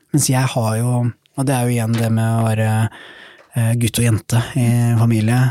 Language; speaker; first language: Norwegian; early bilingual, other home language; Somali